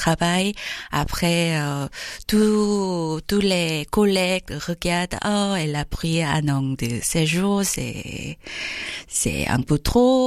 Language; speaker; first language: French; non-native, learner; Korean